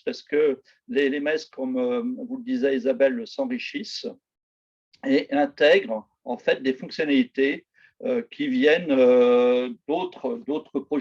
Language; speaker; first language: French; native; French